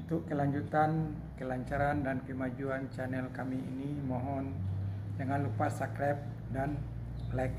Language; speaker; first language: Indonesian; non-native, local second language; Minangkabau